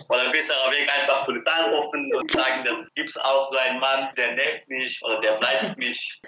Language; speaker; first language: German; non-native, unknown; Persian